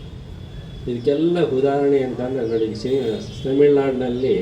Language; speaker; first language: Kannada; native; Kannada